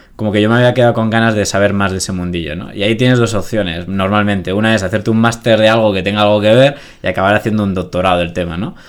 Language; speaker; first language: Spanish; native; Spanish